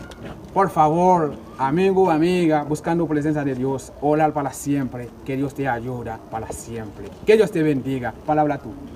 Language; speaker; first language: Spanish; non-native, learner; Haitian Creole